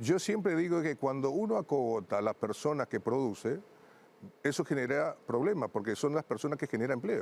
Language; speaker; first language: Spanish; native; Spanish